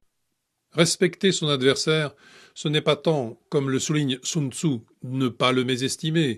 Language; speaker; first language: French; native; French